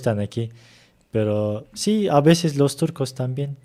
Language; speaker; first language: Spanish; non-native, learner; Turkish